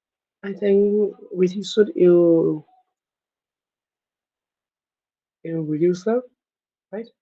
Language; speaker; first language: English; non-native, learner; Vietnamese